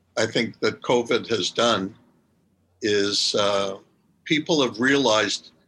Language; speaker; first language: English; native; English